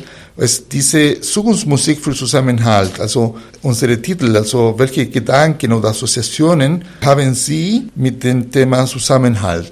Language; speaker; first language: German; non-native, fluent; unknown